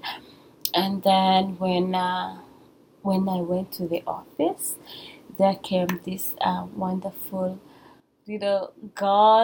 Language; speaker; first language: English; non-native, local second language; Kinyarwanda